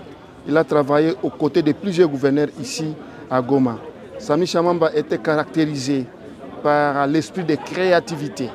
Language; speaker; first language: French; non-native, local second language; Swahili